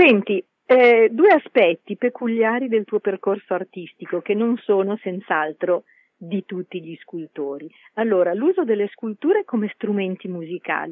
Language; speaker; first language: Italian; native; Italian